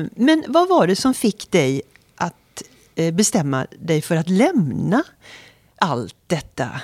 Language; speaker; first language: Swedish; native; Swedish